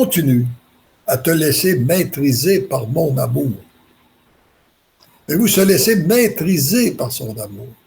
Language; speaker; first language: French; native; French